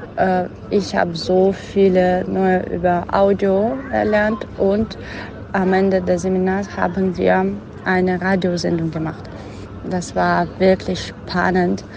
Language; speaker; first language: German; non-native, fluent; Russian